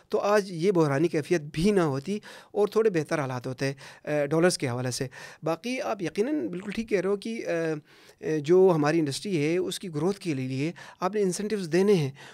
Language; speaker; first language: Urdu; non-native, local second language; Punjabi